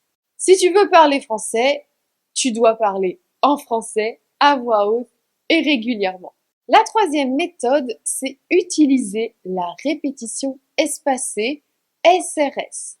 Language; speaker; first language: French; native; French